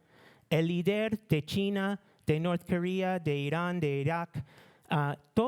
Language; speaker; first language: Spanish; non-native, learner; English